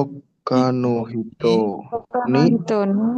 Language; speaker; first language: Japanese; non-native, learner; Indonesian